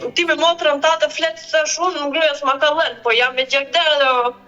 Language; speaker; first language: Albanian; early bilingual, other home language; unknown